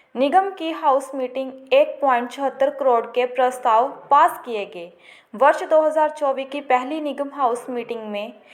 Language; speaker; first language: Hindi; non-native, local second language; Punjabi